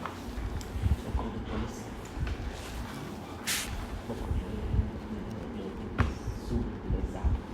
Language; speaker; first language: French; non-native, learner; Khmer